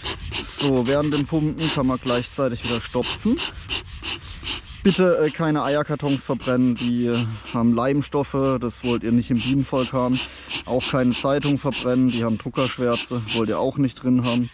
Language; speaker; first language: German; native; German